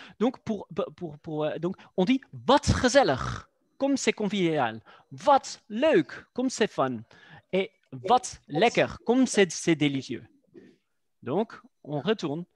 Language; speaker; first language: French; non-native, fluent; Dutch